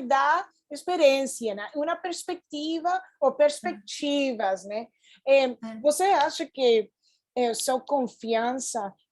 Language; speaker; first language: Portuguese; non-native, fluent; Spanish